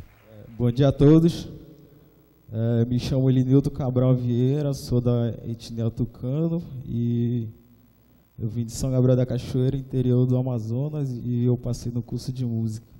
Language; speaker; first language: Portuguese; non-native, local second language; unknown